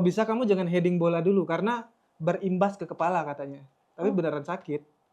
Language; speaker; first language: Indonesian; native; Indonesian